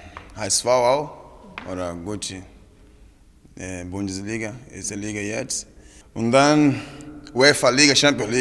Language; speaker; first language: German; non-native, learner; Portuguese